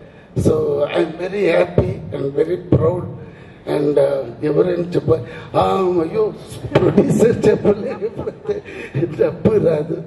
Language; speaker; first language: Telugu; non-native, learner; Tamil